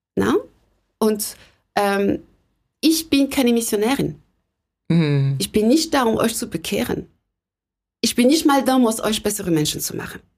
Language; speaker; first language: German; non-native, fluent; French